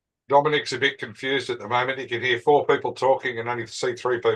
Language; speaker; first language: English; native; English